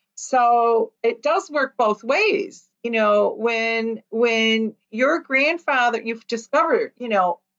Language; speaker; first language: English; early bilingual, other home language; Lithuanian